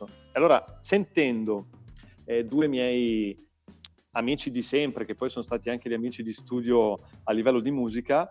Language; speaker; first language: Italian; native; Italian